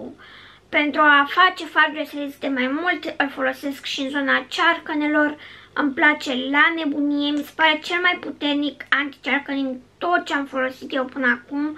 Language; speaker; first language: Romanian; native; Romanian